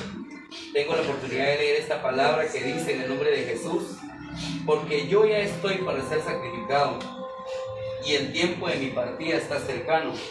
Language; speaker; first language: Spanish; native; Spanish